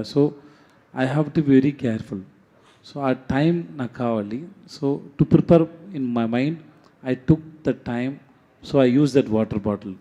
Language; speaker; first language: Telugu; non-native, learner; Tamil